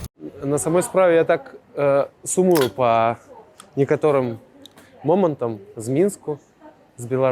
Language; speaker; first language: Belarusian; non-native, local second language; Russian